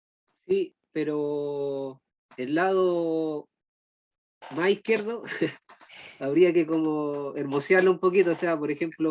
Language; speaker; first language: Spanish; native; Spanish